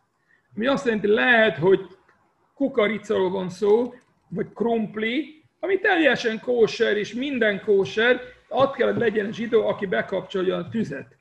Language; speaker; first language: Hungarian; non-native, fluent; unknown